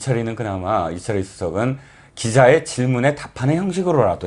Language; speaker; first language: Korean; native; Korean